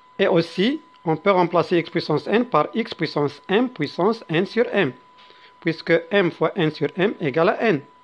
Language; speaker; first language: French; non-native, local second language; Arabic